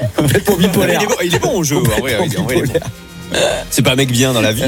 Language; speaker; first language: French; native; French